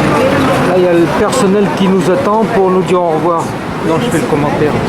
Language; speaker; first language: French; native; French